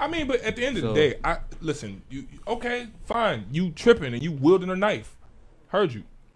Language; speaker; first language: English; native; English